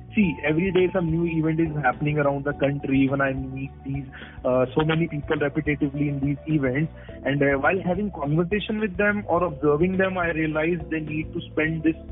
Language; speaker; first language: English; non-native, local second language; Punjabi